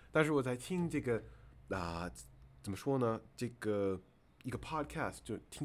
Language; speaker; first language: Chinese; non-native, fluent; English